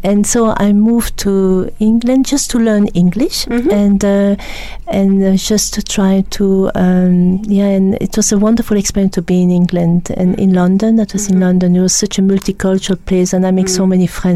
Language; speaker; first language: English; non-native, fluent; French